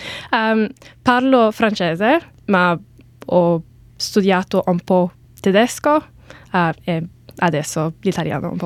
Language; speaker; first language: Italian; non-native, learner; English